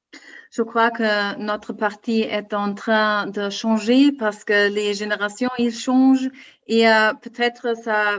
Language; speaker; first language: French; non-native, learner; German